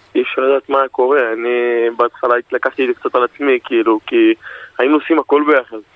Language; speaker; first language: Hebrew; native; Hebrew